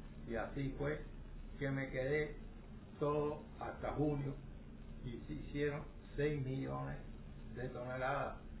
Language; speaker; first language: Spanish; native; Spanish